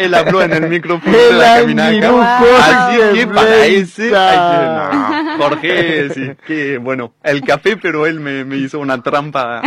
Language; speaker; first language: Spanish; non-native, fluent; French